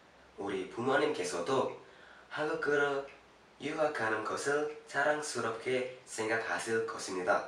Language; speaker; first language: Korean; non-native, learner; Indonesian